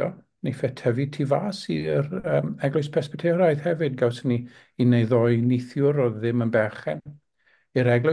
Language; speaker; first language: Welsh; non-native, local second language; English